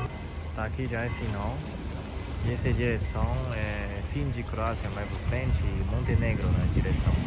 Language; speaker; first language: Portuguese; non-native, fluent; Chinese